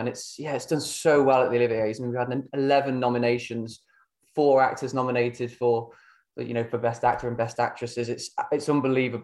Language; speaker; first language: English; native; English